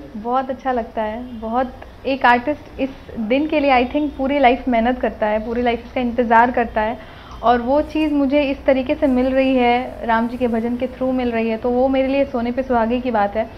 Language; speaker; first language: Hindi; native; Hindi